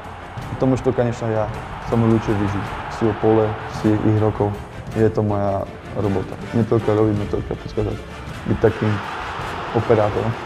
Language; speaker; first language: Russian; non-native, learner; Slovak